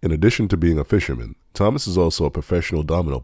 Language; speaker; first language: English; native; English